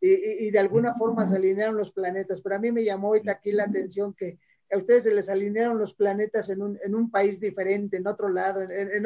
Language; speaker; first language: Spanish; native; Spanish